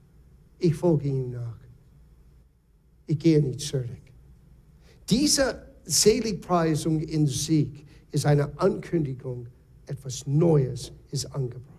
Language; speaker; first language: German; non-native, fluent; English